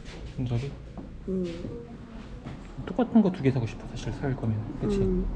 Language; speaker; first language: Korean; non-native, fluent; Japanese